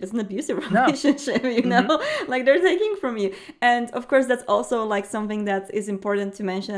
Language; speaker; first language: English; non-native, fluent; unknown